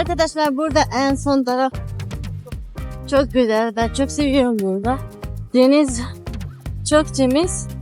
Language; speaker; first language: Turkish; non-native, learner; Arabic